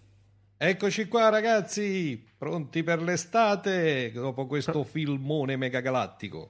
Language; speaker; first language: Italian; native; Italian